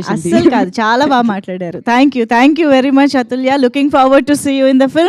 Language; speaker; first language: Telugu; native; Telugu